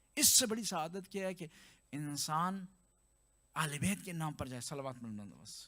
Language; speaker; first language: Urdu; non-native, local second language; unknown